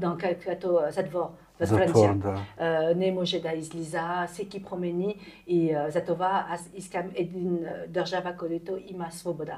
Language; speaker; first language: Bulgarian; non-native, learner; French